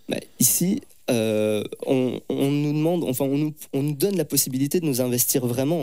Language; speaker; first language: French; native; French